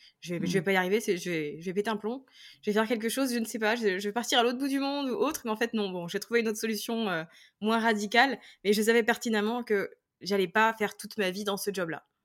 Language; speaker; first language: French; native; French